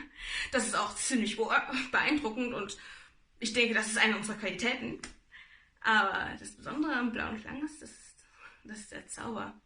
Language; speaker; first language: German; native; German